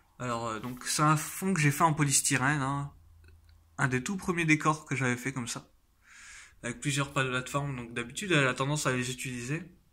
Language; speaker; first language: French; native; French